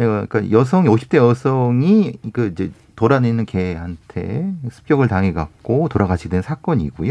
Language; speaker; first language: Korean; native; Korean